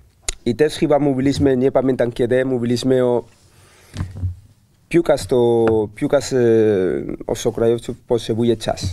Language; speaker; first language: Polish; non-native, learner; Spanish